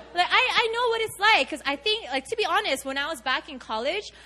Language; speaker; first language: English; native; English